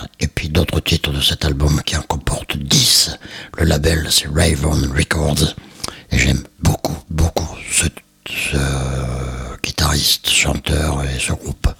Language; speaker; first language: French; native; French